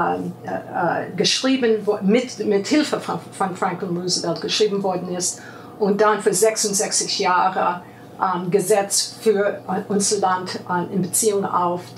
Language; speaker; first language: German; non-native, fluent; English